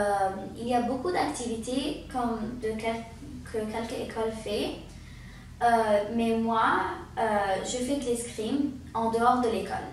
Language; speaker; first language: French; early bilingual, heritage; French